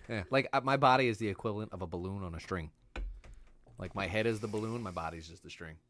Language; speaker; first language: English; native; English